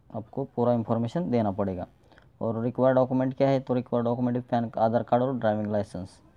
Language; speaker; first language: Hindi; non-native, local second language; Marathi